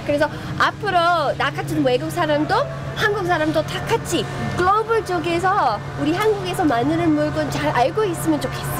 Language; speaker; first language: Korean; non-native, learner; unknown